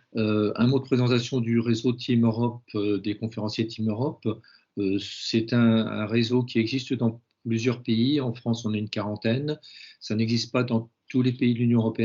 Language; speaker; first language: French; native; French